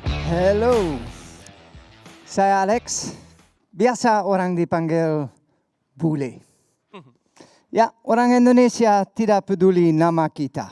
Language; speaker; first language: Indonesian; non-native, learner; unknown